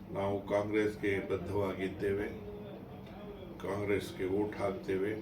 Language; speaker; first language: Kannada; non-native, local second language; Urdu